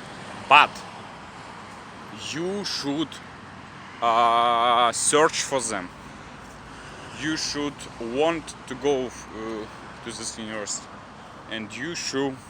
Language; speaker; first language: English; non-native, learner; Russian